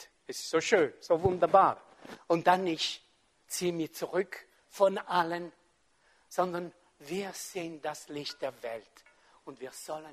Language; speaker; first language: German; non-native, fluent; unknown